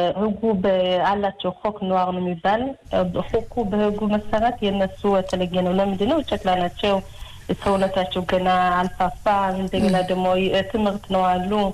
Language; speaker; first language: Amharic; early bilingual, heritage; Hebrew